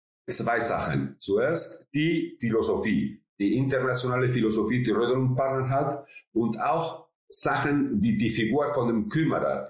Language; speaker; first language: German; non-native, fluent; Spanish